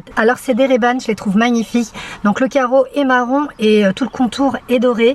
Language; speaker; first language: French; native; French